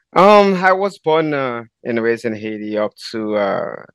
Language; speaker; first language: English; non-native, fluent; Haitian Creole